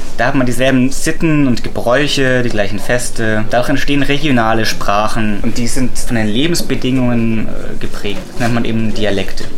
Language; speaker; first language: German; native; German